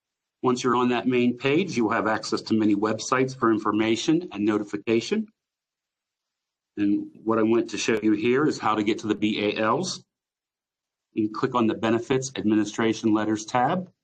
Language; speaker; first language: English; native; English